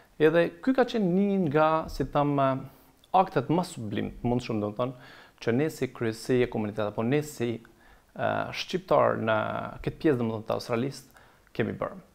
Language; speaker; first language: Albanian; native; Albanian